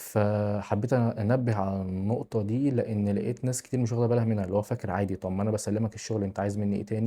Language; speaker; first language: Arabic; native; Arabic